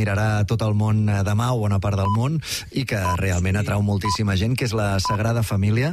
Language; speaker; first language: Catalan; native; Catalan